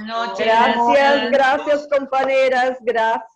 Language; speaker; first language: Spanish; non-native, learner; Portuguese